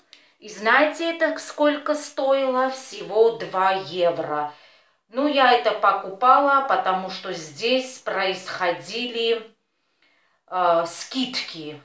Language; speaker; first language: Russian; non-native, fluent; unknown